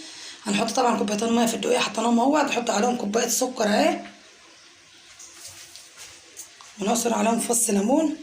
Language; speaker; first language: Arabic; native; Arabic